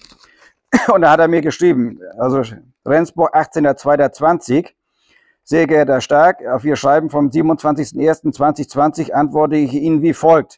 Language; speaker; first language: German; native; German